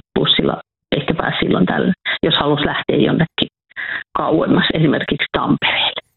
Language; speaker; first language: Finnish; native; Finnish